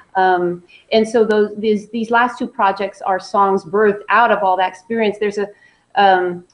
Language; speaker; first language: English; native; English